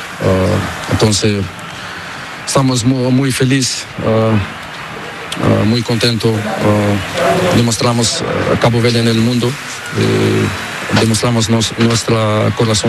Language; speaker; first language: Spanish; non-native, fluent; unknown